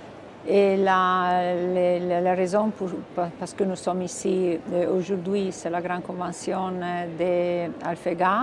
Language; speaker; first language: French; non-native, fluent; Italian